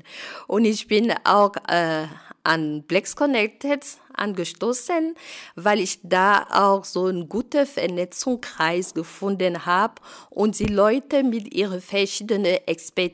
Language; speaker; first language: German; non-native, fluent; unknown